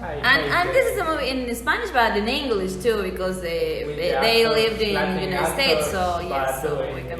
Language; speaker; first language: English; non-native, learner; Spanish